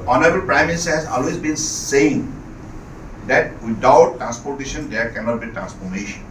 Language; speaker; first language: English; non-native, local second language; Assamese